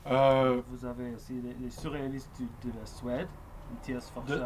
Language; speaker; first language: French; non-native, local second language; English